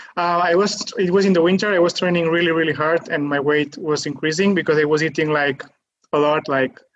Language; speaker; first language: English; non-native, fluent; Catalan